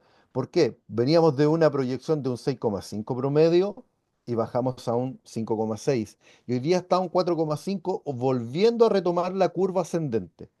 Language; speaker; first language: Spanish; native; Spanish